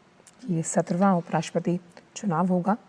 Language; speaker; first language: Hindi; native; Hindi